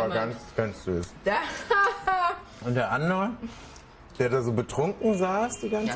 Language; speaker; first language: German; native; German